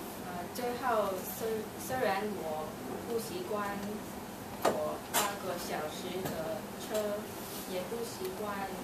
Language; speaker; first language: Chinese; non-native, learner; English